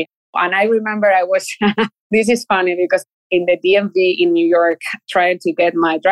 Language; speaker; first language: English; non-native, fluent; Spanish